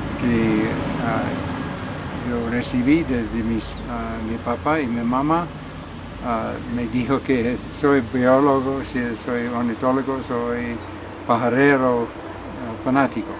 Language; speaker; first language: Spanish; non-native, learner; English